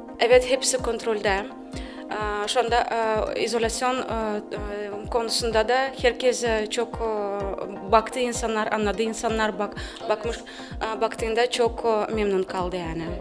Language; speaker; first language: Turkish; non-native, learner; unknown